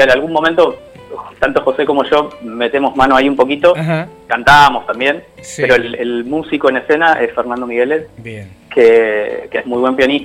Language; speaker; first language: Spanish; native; Spanish